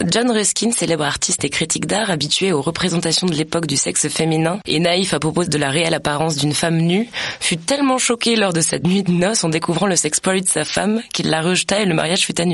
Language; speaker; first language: French; native; French